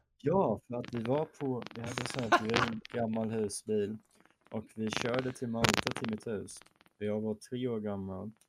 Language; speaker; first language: Swedish; early bilingual, other home language; German